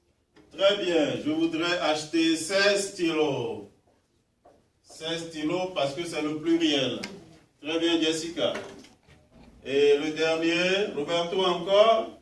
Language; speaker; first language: French; non-native, fluent; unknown